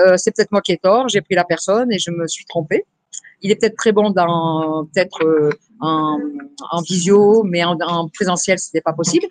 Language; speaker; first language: French; native; French